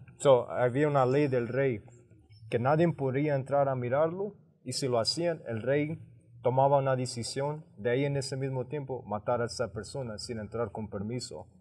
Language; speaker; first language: Spanish; early bilingual, heritage; Spanish